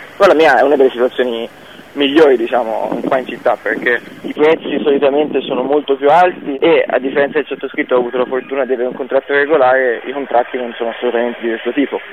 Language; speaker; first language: Italian; native; Italian